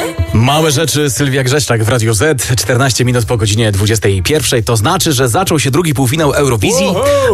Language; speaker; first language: Polish; native; Polish